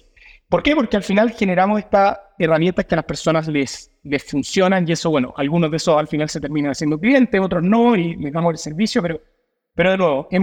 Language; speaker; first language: Spanish; native; Spanish